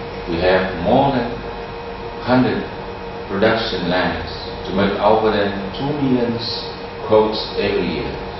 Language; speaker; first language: English; non-native, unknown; Vietnamese